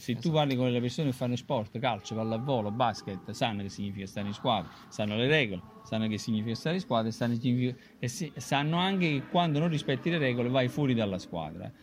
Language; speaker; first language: Italian; native; Italian